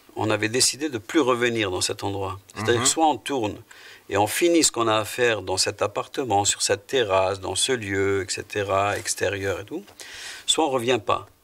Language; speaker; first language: French; non-native, local second language; Arabic